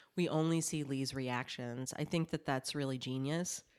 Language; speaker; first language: English; native; English